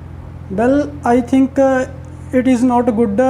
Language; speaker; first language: English; non-native, learner; Punjabi